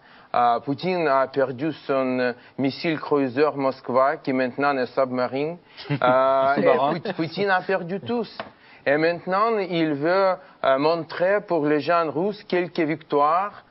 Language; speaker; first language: French; non-native, fluent; Ukrainian